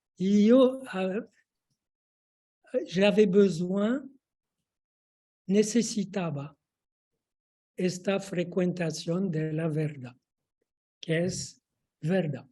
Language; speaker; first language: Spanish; non-native, fluent; French